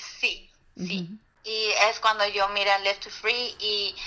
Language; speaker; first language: Spanish; early bilingual, heritage; Spanish